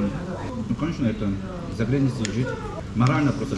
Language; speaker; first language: Russian; non-native, fluent; Korean